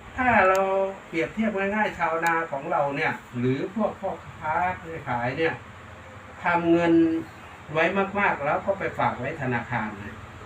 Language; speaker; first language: Thai; native; Thai